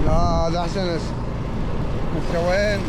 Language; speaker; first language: Arabic; native; Arabic